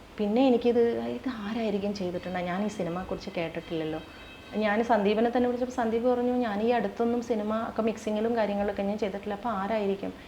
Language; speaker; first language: Malayalam; native; Malayalam